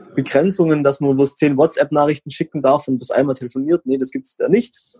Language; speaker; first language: German; native; German